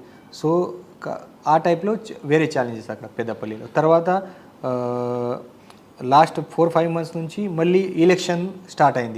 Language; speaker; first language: Telugu; non-native, fluent; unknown